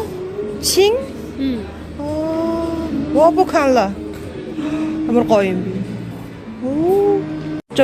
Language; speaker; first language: Chinese; non-native, learner; Mongolian